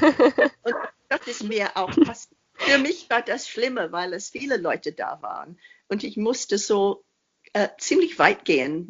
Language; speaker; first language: German; non-native, fluent; English